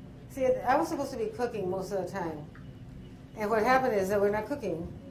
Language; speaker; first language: English; early bilingual, other home language; Spanish